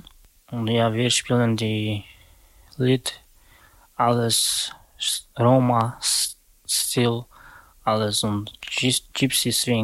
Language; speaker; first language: German; non-native, learner; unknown